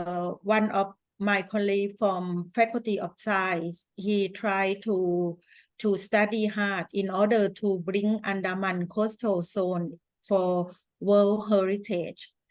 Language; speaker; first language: English; non-native, fluent; Thai